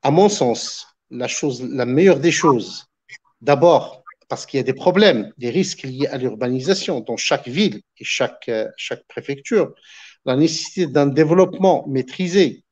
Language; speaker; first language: French; non-native, local second language; Arabic